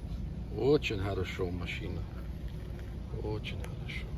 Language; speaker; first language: Russian; non-native, learner; English